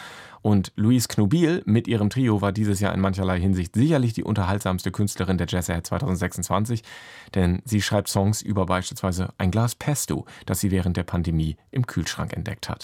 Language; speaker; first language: German; native; German